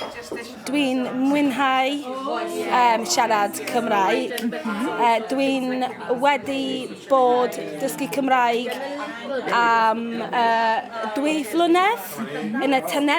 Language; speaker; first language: Welsh; non-native, learner; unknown